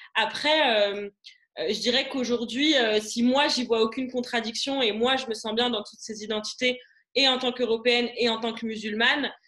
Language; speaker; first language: French; non-native, local second language; Arabic